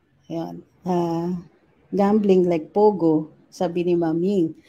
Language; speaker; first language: English; non-native, local second language; Filipino